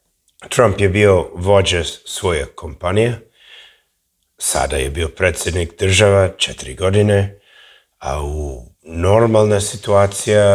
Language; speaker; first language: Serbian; early bilingual, heritage; English